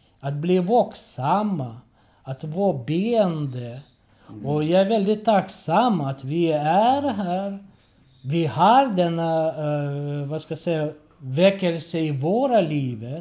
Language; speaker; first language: Swedish; non-native, learner; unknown